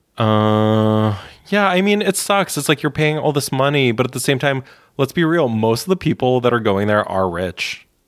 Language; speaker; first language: English; native; English